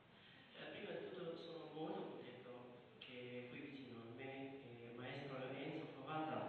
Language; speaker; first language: Italian; non-native, learner; Albanian